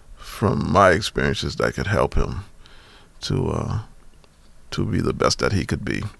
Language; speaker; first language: English; native; English